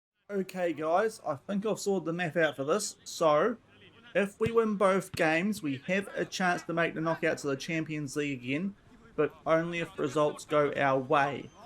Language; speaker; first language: English; native; English